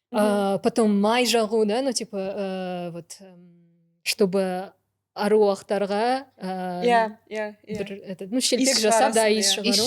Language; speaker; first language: Kazakh; non-native, local second language; Russian